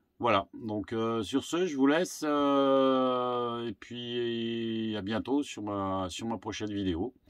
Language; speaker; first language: French; native; French